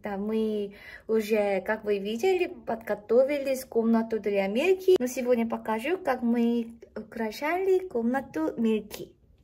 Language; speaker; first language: Russian; non-native, learner; Korean